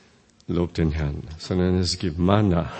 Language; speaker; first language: German; non-native, fluent; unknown